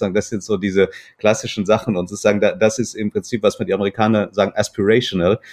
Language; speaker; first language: German; non-native, fluent; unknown